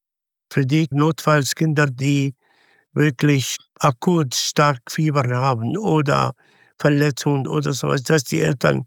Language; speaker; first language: German; non-native, fluent; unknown